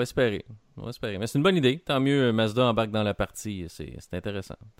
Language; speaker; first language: French; native; French